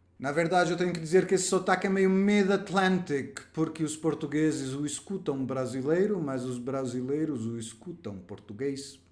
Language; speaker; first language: Portuguese; native; Portuguese